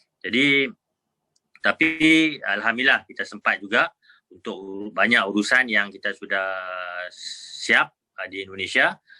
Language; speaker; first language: Malay; native; Malay